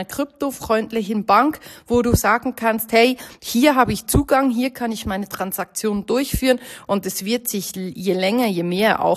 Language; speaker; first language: German; native; German